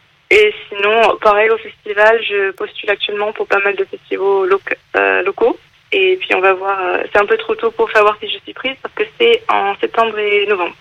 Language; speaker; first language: French; non-native, fluent; English